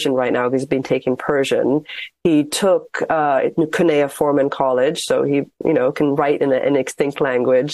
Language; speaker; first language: English; native; English